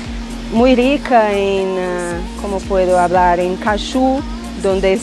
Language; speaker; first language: Spanish; non-native, learner; Portuguese